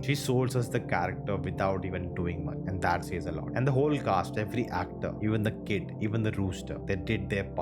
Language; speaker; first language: English; non-native, local second language; Hindi